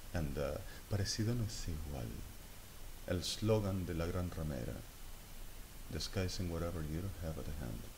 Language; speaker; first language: English; non-native, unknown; Spanish